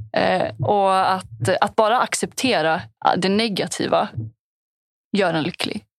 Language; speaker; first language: Swedish; early bilingual, other home language; Punjabi